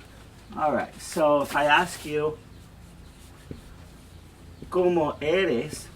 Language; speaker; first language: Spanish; non-native, fluent; English